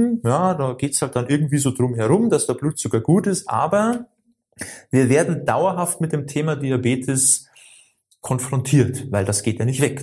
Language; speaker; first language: German; native; German